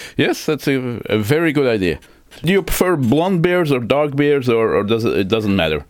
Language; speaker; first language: English; non-native, fluent; Dutch